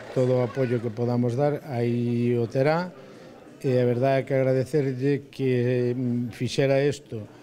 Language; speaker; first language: Galician; native; Galician